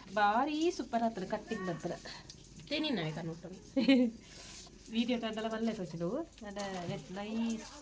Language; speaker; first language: Kannada; non-native, local second language; Tulu